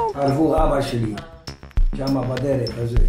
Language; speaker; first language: Hebrew; non-native, fluent; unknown